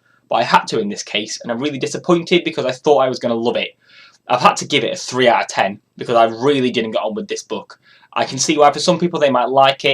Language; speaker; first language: English; native; English